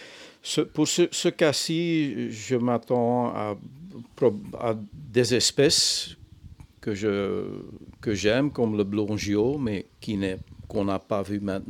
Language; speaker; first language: French; non-native, fluent; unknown